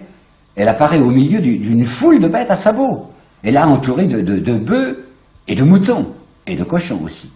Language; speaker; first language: French; native; French